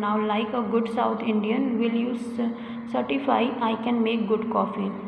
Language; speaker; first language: English; non-native, local second language; Hindi